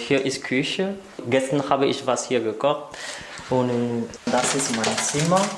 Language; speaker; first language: German; non-native, learner; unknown